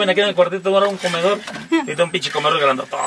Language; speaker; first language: Spanish; native; Spanish